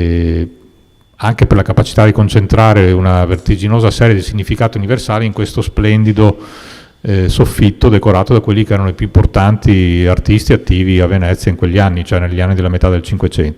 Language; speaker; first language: Italian; native; Italian